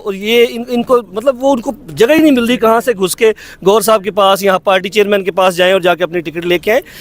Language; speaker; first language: Urdu; non-native, local second language; Punjabi